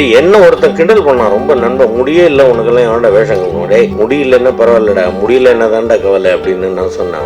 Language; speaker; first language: Tamil; native; Tamil